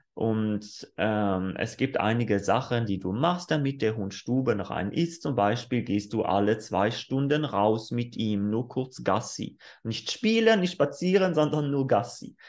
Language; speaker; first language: German; non-native, fluent; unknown